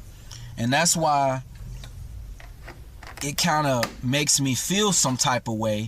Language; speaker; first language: English; native; English